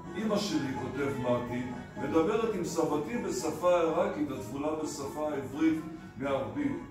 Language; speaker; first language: Hebrew; early bilingual, other home language; Arabic